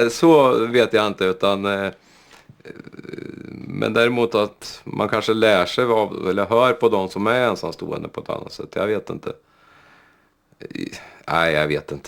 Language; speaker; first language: Swedish; native; Swedish